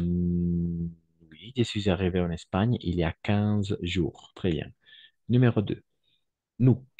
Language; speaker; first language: French; non-native, fluent; Spanish